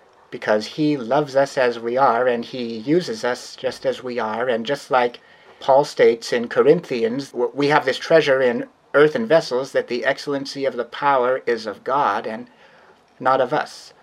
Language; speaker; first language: English; native; English